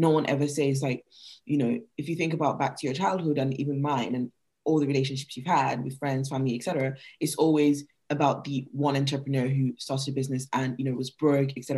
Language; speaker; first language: English; non-native, local second language; Yoruba